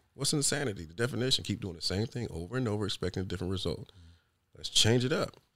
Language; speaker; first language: English; native; English